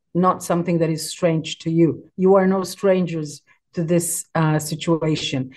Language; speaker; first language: English; non-native, fluent; Hebrew